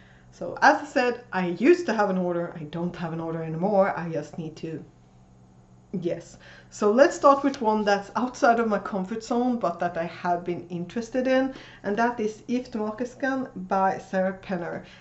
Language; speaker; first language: English; non-native, fluent; Swedish